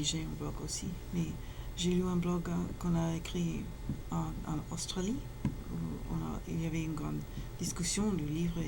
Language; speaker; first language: French; non-native, fluent; English